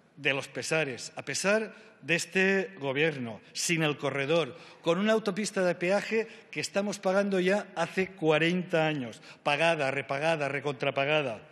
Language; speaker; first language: Spanish; native; Spanish